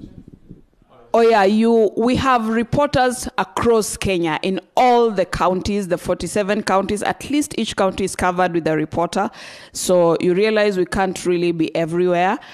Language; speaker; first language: English; non-native, local second language; Luyia